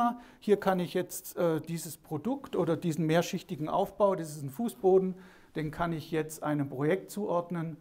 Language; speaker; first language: German; native; German